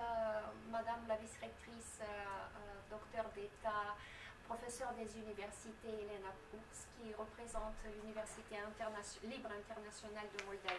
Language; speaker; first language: French; non-native, fluent; Romanian